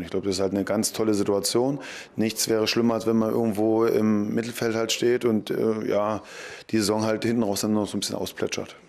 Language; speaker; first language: German; native; German